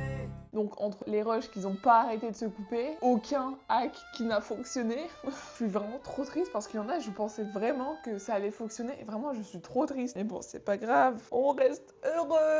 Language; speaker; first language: French; native; French